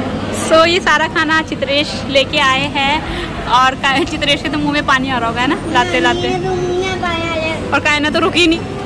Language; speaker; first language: Hindi; native; Hindi